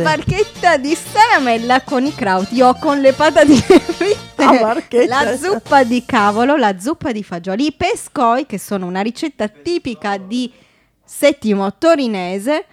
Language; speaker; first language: Italian; native; Italian